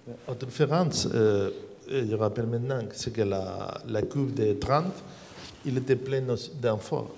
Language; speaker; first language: French; non-native, learner; Spanish